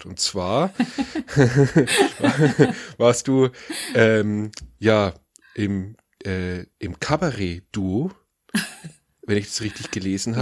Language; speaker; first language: German; native; German